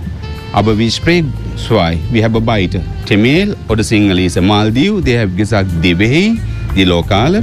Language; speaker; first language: German; non-native, learner; Sinhala